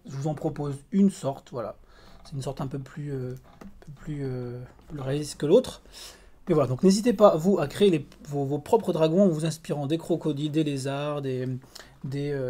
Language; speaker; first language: French; native; French